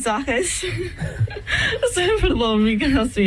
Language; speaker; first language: Spanish; non-native, fluent; English